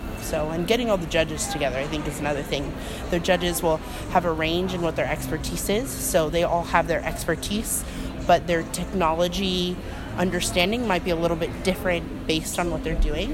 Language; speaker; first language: English; native; English